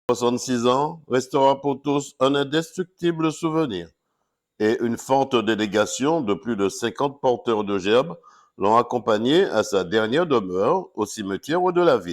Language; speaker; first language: French; native; French